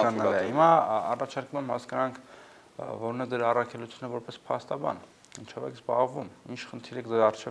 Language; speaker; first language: Armenian; native; Armenian